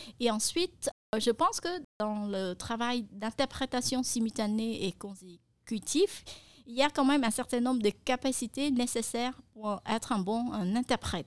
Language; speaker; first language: French; non-native, fluent; Khmer